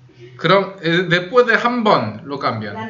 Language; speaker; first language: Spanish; early bilingual, other home language; Korean